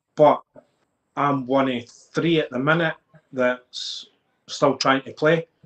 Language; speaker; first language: English; native; English